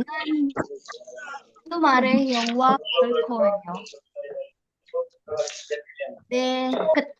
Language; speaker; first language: Korean; non-native, learner; Indonesian